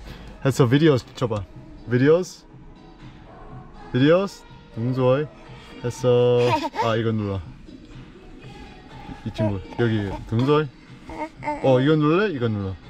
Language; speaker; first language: Korean; early bilingual, heritage; English